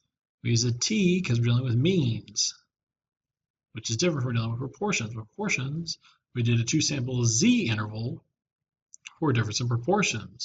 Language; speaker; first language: English; native; English